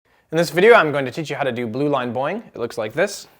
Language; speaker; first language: English; native; English